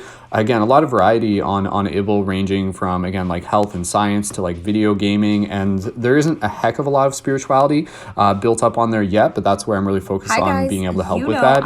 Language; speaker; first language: English; native; English